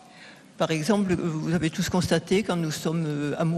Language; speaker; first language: French; native; French